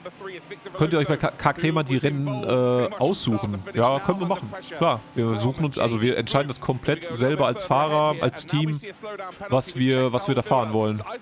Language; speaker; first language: German; native; German